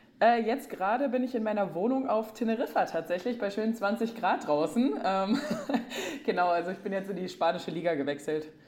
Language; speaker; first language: German; native; German